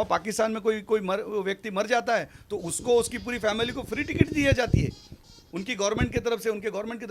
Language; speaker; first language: Hindi; native; Hindi